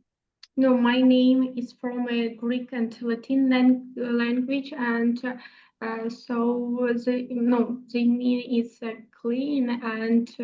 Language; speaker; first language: English; non-native, learner; Ukrainian